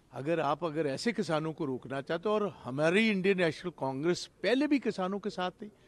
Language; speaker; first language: Hindi; non-native, local second language; Punjabi